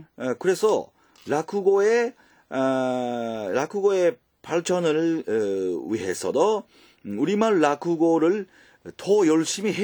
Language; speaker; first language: Korean; early bilingual, heritage; Japanese